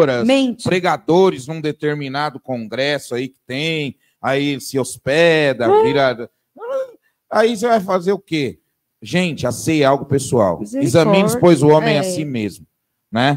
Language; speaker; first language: Portuguese; native; Portuguese